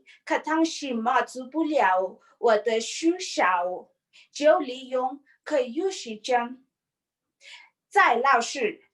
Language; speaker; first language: Chinese; non-native, learner; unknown